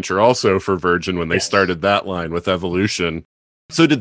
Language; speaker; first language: English; native; English